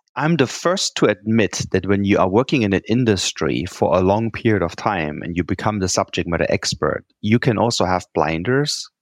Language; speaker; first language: English; non-native, fluent; German